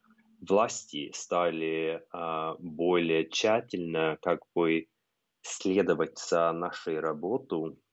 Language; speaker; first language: Russian; non-native, fluent; Norwegian